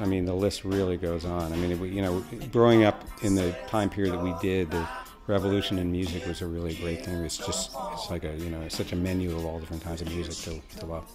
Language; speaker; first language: English; native; English